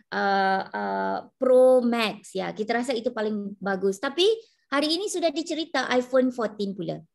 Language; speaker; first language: Malay; native; Malay